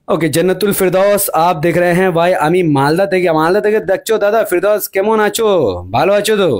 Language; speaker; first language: Hindi; non-native, local second language; Urdu